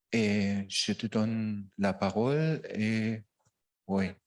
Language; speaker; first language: French; non-native, fluent; Italian